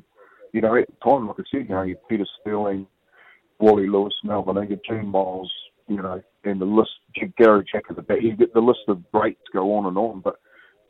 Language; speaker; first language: English; native; English